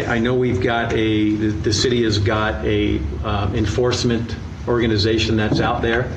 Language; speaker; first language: English; native; English